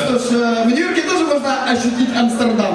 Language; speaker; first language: Russian; native; Russian